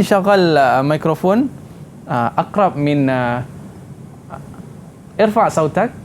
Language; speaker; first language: Arabic; non-native, fluent; Malay